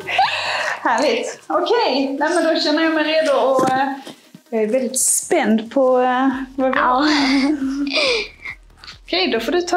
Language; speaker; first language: Swedish; native; Swedish